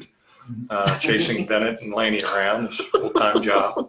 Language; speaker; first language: English; native; English